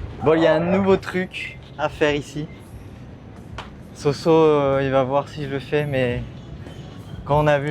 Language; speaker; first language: French; native; French